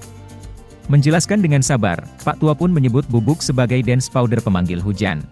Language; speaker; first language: Indonesian; native; Indonesian